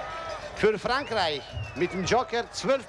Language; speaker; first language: German; non-native, fluent; Italian